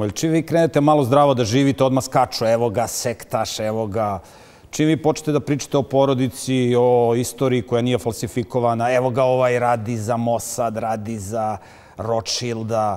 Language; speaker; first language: Serbian; native; Serbian